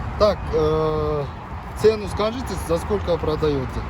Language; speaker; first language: Russian; non-native, local second language; Kyrgyz